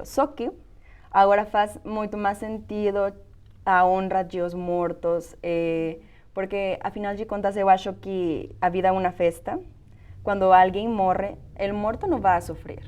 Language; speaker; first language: Portuguese; non-native, fluent; Spanish